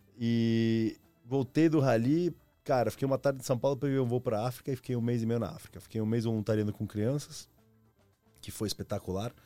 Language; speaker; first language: Portuguese; early bilingual, other home language; Spanish